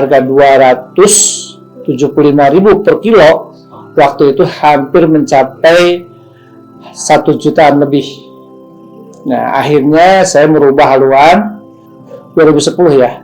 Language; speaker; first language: Indonesian; non-native, local second language; Sundanese